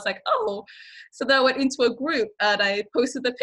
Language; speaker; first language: English; early bilingual, other home language; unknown